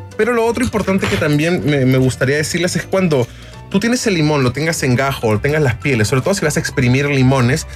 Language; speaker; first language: Spanish; native; Spanish